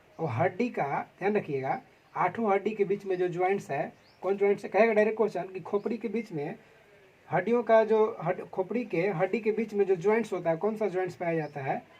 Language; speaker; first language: Hindi; native; Hindi